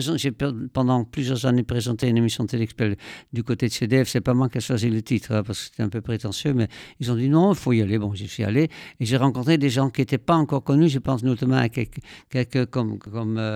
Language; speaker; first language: French; non-native, fluent; Dutch